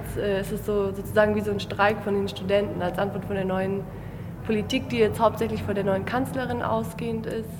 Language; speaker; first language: German; native; German